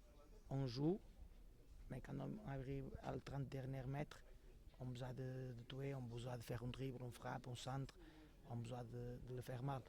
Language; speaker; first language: French; non-native, learner; Portuguese